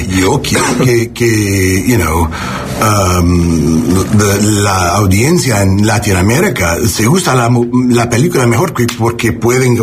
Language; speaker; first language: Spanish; non-native, learner; English